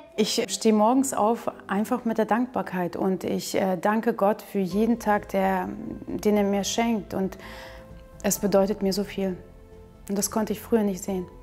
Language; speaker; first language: German; early bilingual, other home language; Russian